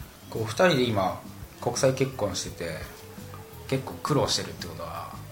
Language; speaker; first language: Japanese; native; Japanese